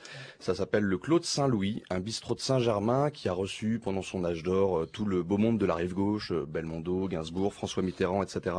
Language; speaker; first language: French; native; French